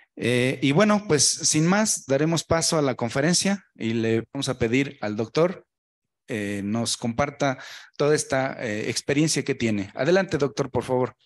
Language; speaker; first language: Spanish; native; Spanish